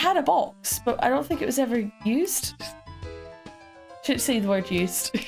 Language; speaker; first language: English; native; English